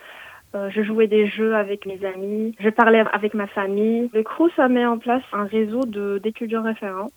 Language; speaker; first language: French; non-native, local second language; Arabic